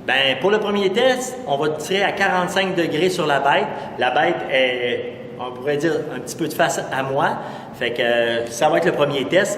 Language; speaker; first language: French; native; French